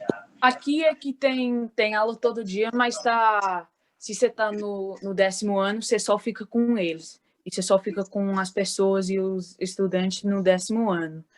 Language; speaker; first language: Portuguese; early bilingual, heritage; Portuguese